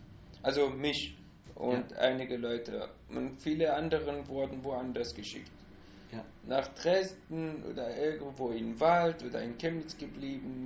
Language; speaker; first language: German; non-native, fluent; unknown